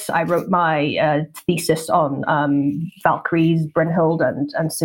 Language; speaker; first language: English; non-native, local second language; Cantonese